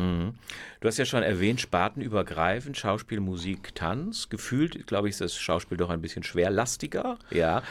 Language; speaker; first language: German; native; German